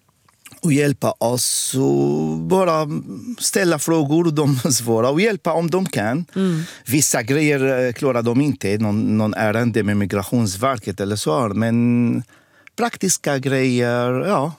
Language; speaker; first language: Swedish; non-native, fluent; Arabic